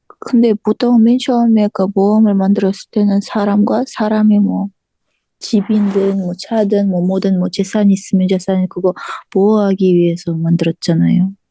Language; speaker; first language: Korean; non-native, fluent; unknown